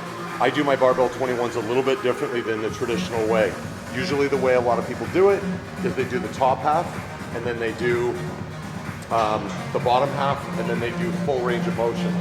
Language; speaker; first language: English; native; English